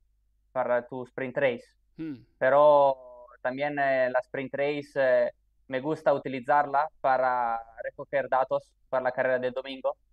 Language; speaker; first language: Spanish; non-native, fluent; Italian